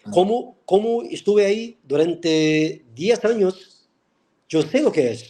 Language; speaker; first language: Spanish; non-native, fluent; Portuguese